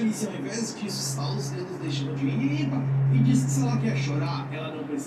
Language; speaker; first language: Portuguese; native; Portuguese